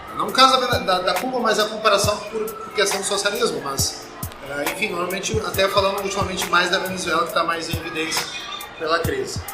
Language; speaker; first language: Portuguese; native; Portuguese